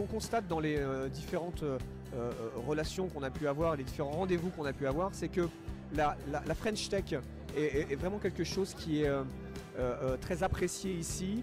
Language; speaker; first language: French; native; French